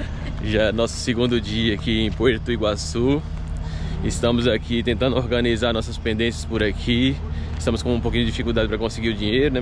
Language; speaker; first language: Portuguese; native; Portuguese